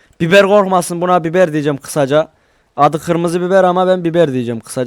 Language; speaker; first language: Turkish; native; Turkish